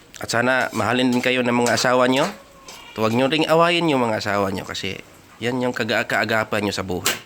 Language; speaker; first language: Filipino; native; Filipino